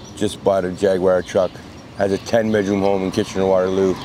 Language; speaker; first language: English; native; English